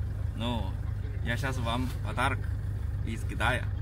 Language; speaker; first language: Russian; non-native, learner; Chinese